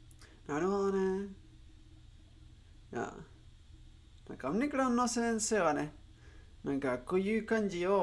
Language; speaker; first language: Japanese; non-native, learner; Spanish